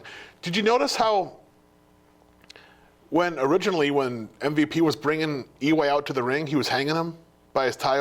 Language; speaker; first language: English; native; English